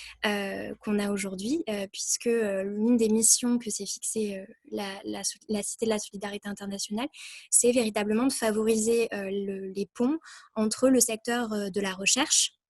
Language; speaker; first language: French; native; French